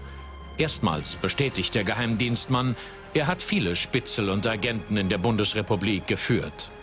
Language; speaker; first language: German; native; German